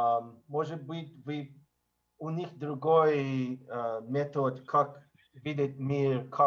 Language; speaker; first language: Russian; non-native, learner; English